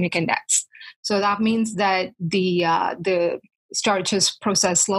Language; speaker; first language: English; non-native, local second language; Tamil